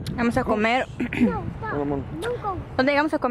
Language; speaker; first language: Spanish; native; Spanish